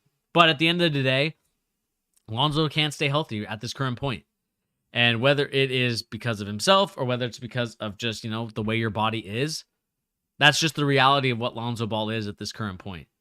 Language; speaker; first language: English; native; English